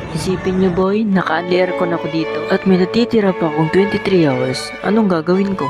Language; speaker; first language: Filipino; non-native, local second language; Chavacano